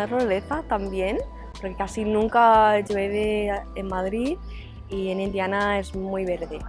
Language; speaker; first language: Spanish; non-native, fluent; English